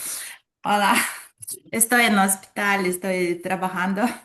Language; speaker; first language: Spanish; non-native, learner; Romanian